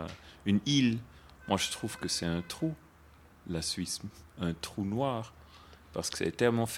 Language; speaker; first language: French; non-native, fluent; German